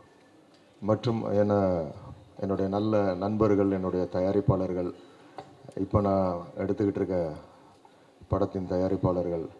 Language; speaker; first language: Tamil; native; Tamil